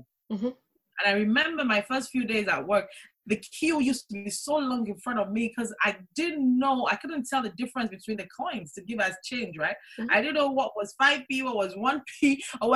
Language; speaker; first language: English; non-native, local second language; Yoruba